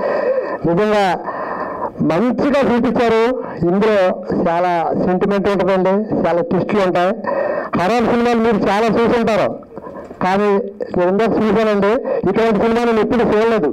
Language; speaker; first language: Telugu; native; Telugu